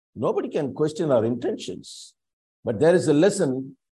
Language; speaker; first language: English; non-native, local second language; Tamil